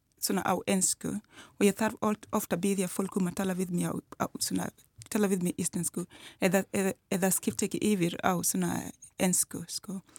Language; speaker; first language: Icelandic; non-native, learner; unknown